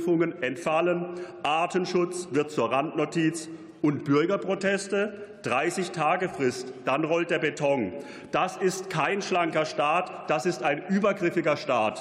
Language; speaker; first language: German; native; German